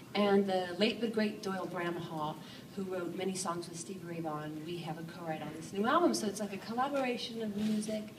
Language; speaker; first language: English; native; English